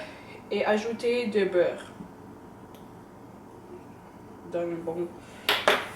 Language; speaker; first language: French; non-native, learner; English